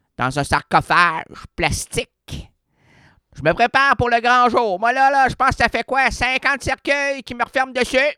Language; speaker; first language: French; native; French